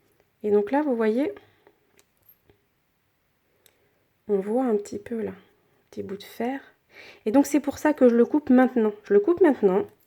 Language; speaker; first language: French; native; French